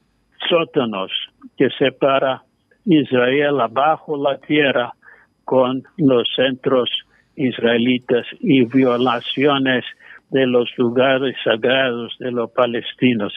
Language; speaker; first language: Spanish; non-native, fluent; English